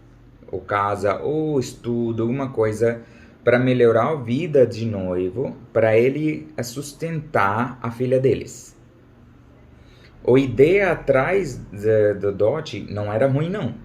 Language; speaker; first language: Portuguese; non-native, learner; Urdu